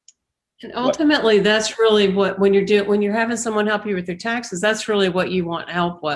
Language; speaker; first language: English; native; English